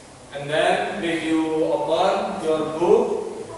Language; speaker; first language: English; non-native, learner; Indonesian